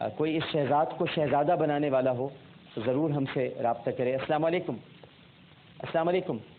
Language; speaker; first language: Urdu; native; Urdu